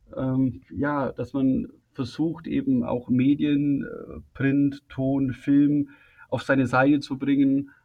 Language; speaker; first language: German; native; German